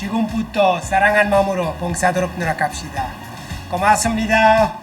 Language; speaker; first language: Korean; non-native, fluent; Italian